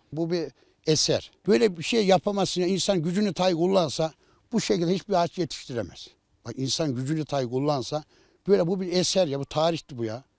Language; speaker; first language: Turkish; native; Turkish